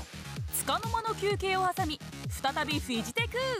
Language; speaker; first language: Japanese; native; Japanese